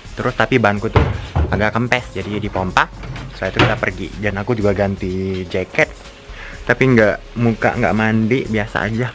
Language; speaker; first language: Indonesian; native; Indonesian